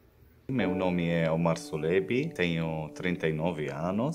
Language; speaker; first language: Portuguese; non-native, learner; Arabic